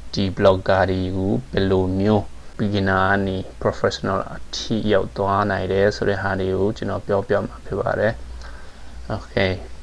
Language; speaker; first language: Burmese; non-native, local second language; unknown